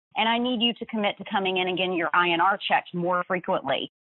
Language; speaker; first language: English; native; English